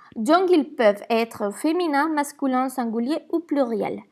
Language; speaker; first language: French; non-native, fluent; Spanish